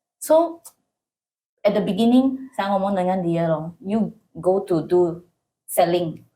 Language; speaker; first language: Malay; non-native, local second language; Chinese